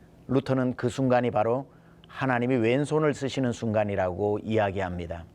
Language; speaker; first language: Korean; native; Korean